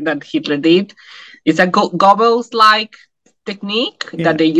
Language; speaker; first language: English; non-native, fluent; Spanish